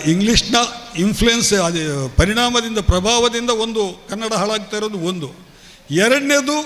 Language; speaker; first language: Kannada; non-native, local second language; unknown